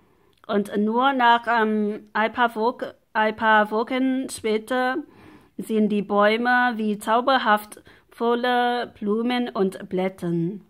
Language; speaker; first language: German; non-native, learner; Vietnamese